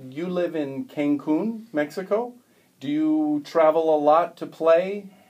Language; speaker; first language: English; native; English